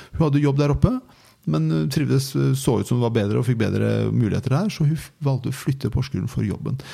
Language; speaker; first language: Norwegian; non-native, fluent; Persian